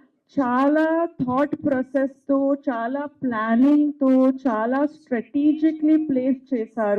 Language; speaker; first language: Telugu; non-native, fluent; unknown